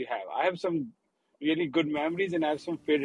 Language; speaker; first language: English; non-native, local second language; Hindi